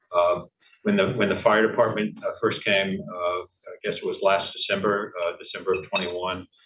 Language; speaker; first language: English; native; English